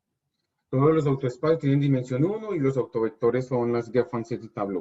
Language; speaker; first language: Spanish; native; Spanish